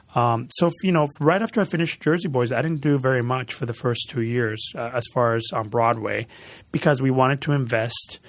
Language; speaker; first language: English; early bilingual, other home language; Spanish